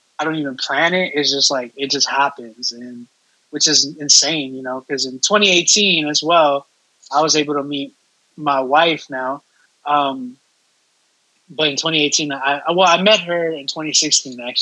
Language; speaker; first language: English; native; English